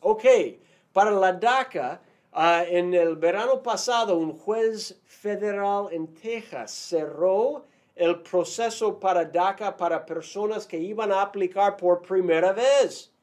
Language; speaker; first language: Spanish; non-native, fluent; English